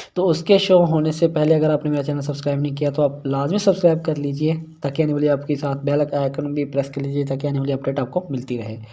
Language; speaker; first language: Urdu; non-native, local second language; Punjabi